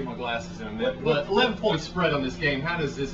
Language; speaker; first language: English; native; English